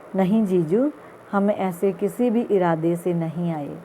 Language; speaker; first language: Hindi; non-native, local second language; Punjabi